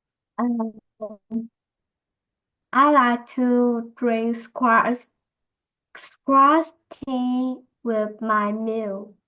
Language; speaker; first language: English; non-native, learner; Vietnamese